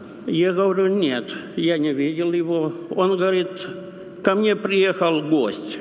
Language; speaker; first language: Russian; non-native, local second language; Romanian